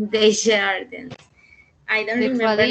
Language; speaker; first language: English; non-native, learner; Spanish